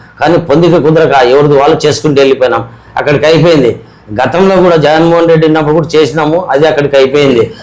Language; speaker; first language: Telugu; native; Telugu